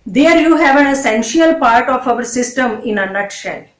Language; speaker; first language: English; non-native, local second language; Punjabi